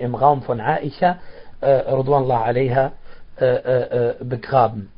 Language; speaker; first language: German; non-native, fluent; Arabic